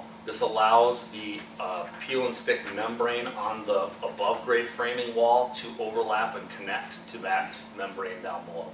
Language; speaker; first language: English; native; English